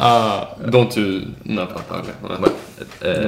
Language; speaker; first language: French; non-native, learner; Swedish